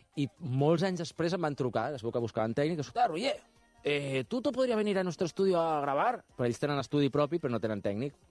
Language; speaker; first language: Catalan; native; Catalan